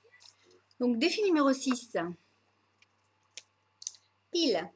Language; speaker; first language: French; native; French